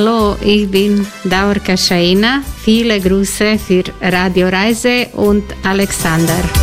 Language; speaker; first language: German; non-native, learner; Croatian